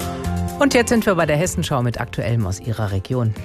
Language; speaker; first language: German; native; German